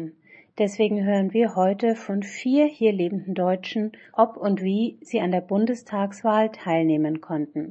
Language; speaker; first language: German; native; German